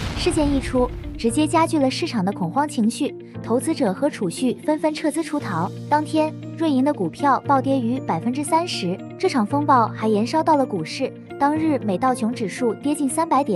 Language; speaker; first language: Chinese; native; Chinese